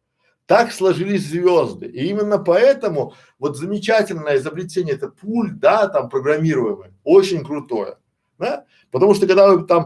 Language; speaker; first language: Russian; native; Russian